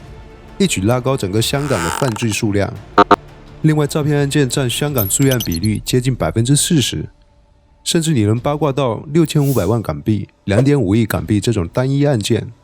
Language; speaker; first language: Chinese; native; Chinese